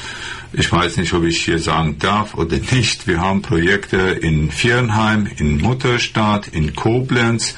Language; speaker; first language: German; non-native, fluent; Persian